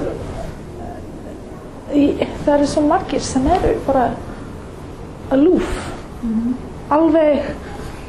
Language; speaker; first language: Icelandic; non-native, learner; English